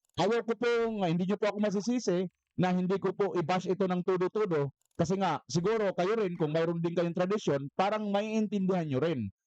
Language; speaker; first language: Filipino; non-native, local second language; Waray